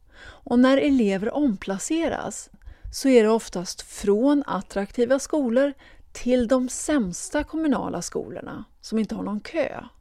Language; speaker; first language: Swedish; native; Swedish